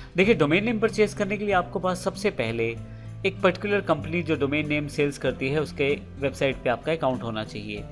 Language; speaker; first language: Hindi; native; Hindi